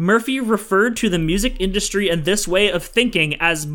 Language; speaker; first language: English; native; English